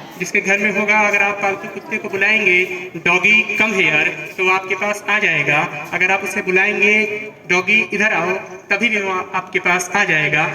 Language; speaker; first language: Hindi; native; Hindi